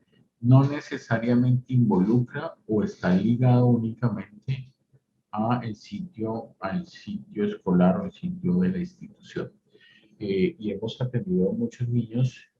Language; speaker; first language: Spanish; native; Spanish